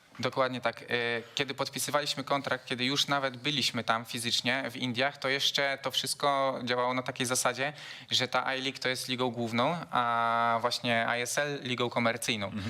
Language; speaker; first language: Polish; native; Polish